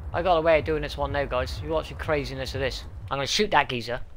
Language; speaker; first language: English; native; English